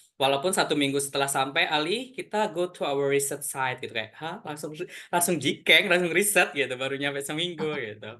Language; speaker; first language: Indonesian; native; Indonesian